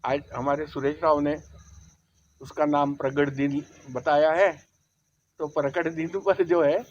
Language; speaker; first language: Hindi; non-native, local second language; Marathi